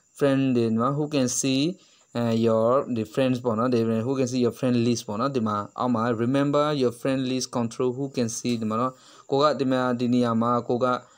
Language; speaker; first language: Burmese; native; Burmese